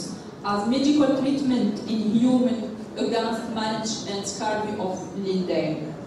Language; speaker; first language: English; non-native, local second language; Arabic